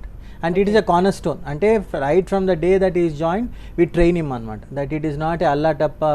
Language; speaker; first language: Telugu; native; Telugu